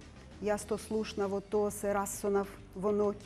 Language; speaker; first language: Macedonian; non-native, learner; Ukrainian